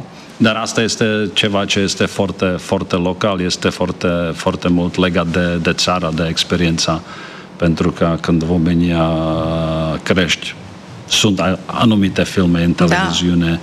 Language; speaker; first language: Romanian; non-native, fluent; Czech